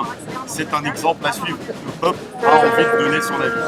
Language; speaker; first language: French; native; French